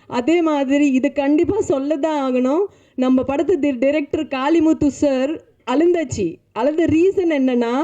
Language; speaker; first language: Tamil; non-native, learner; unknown